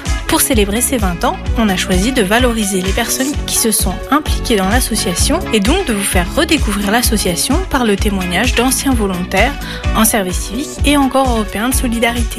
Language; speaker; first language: French; native; French